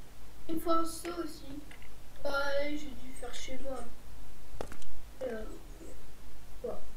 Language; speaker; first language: French; native; French